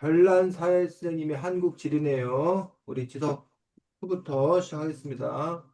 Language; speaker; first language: Korean; native; Korean